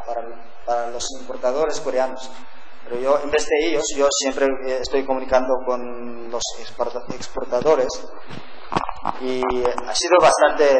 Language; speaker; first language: Spanish; non-native, learner; Korean